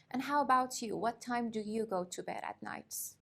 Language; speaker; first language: English; non-native, fluent; Persian